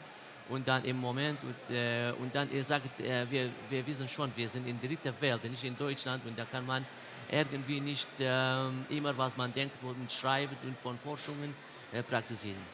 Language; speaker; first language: German; non-native, learner; Central Kurdish